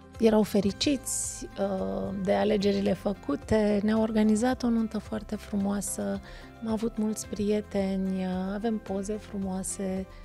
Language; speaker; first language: Romanian; native; Romanian